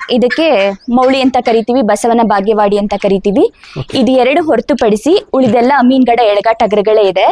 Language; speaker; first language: Kannada; native; Kannada